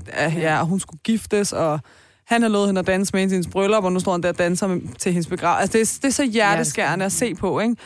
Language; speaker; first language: Danish; early bilingual, other home language; Persian